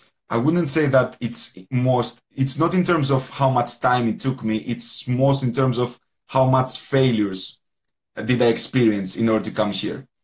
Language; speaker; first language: English; non-native, fluent; Greek